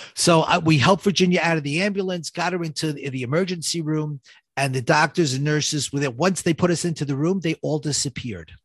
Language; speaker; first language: English; native; English